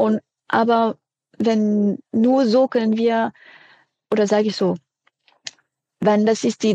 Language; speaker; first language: German; non-native, fluent; French